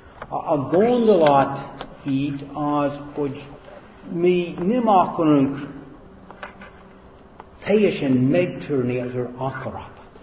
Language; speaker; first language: Hungarian; non-native, fluent; English